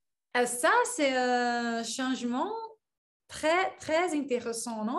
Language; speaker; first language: French; non-native, learner; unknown